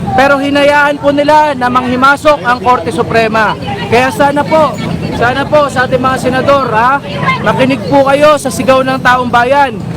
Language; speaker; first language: Filipino; native; Filipino